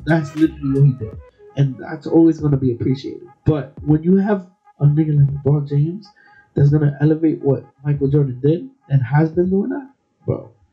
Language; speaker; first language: English; early bilingual, other home language; Spanish